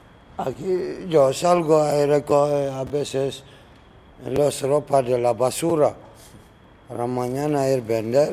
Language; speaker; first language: Spanish; non-native, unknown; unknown